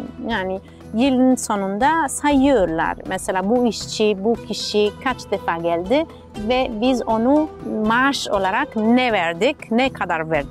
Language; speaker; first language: Turkish; non-native, fluent; Italian